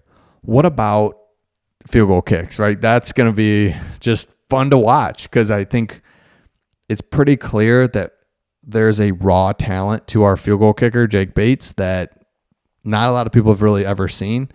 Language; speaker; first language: English; native; English